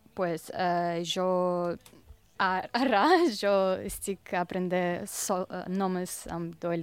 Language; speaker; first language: Catalan; non-native, learner; Russian